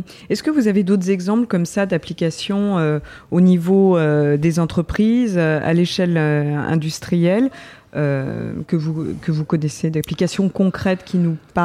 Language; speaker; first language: French; native; French